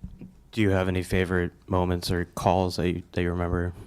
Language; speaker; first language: English; native; English